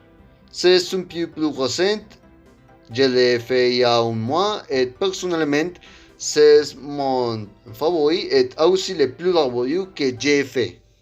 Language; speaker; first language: French; non-native, learner; Spanish